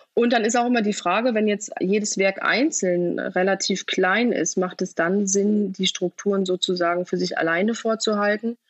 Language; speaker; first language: German; native; German